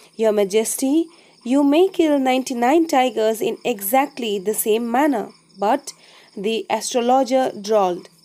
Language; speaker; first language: English; non-native, local second language; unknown